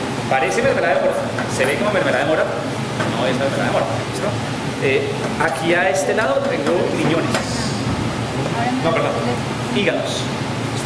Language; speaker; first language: Spanish; native; Spanish